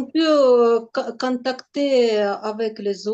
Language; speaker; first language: French; non-native, learner; Ukrainian